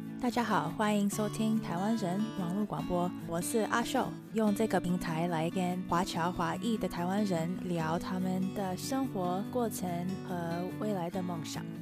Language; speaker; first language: Chinese; early bilingual, heritage; Chinese